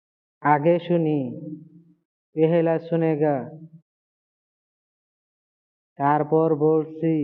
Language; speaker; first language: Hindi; non-native, learner; Bangla